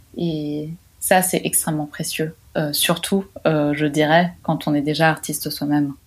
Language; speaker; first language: French; non-native, fluent; Italian